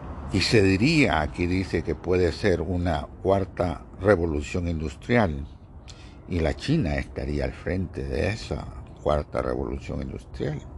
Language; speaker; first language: Spanish; native; Spanish